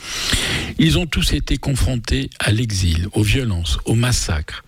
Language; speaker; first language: French; native; French